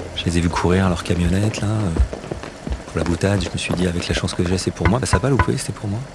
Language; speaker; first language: French; native; French